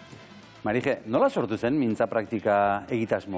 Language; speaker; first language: Basque; native; Basque